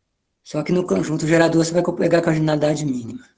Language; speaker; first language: Portuguese; native; Portuguese